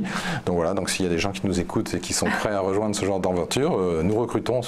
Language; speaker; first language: French; native; French